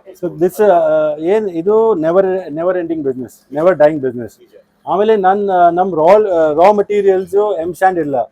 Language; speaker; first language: Kannada; non-native, local second language; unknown